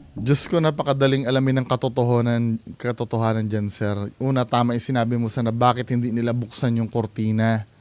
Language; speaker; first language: Filipino; native; Filipino